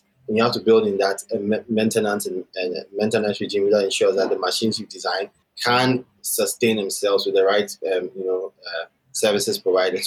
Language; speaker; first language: English; non-native, local second language; Akan